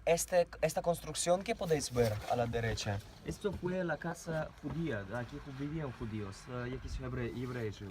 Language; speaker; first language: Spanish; non-native, fluent; Ukrainian